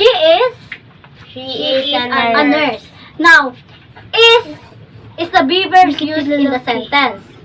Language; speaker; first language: English; non-native, local second language; Cebuano